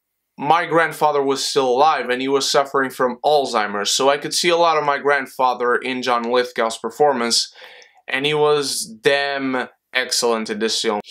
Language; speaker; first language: English; non-native, fluent; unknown